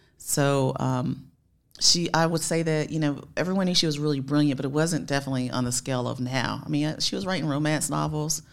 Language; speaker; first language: English; native; English